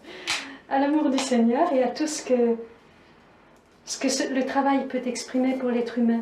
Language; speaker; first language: French; native; French